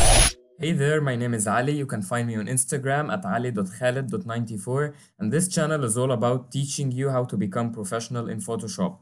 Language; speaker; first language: English; non-native, fluent; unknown